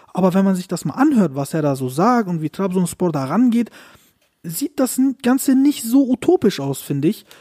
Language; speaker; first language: German; early bilingual, other home language; Turkish